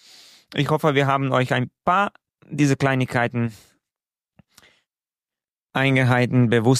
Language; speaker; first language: German; non-native, fluent; Romanian